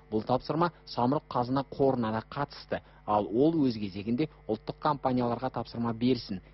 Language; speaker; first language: Kazakh; native; Kazakh